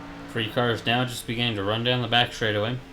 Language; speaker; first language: English; native; English